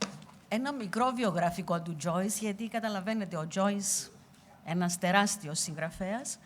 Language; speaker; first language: Greek; native; Greek